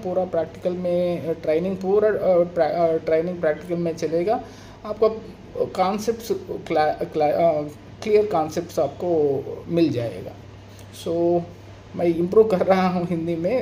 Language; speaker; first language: Hindi; non-native, local second language; Telugu